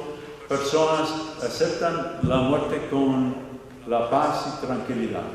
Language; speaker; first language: Spanish; non-native, fluent; English